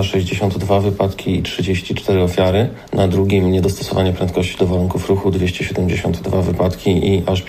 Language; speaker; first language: Polish; native; Polish